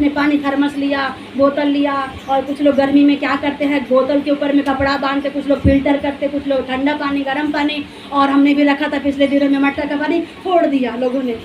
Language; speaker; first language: Hindi; native; Hindi